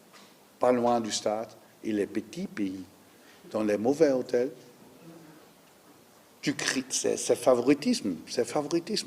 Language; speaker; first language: French; non-native, learner; Dutch